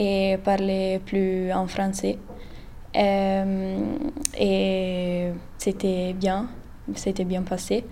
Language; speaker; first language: French; non-native, learner; Italian